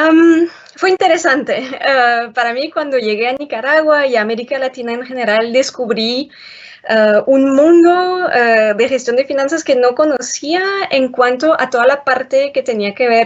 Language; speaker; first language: Spanish; non-native, fluent; French